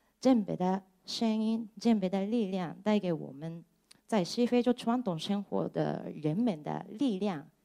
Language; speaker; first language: Chinese; non-native, fluent; Japanese